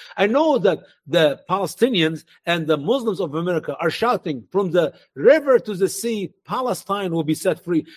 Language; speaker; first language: English; non-native, fluent; Arabic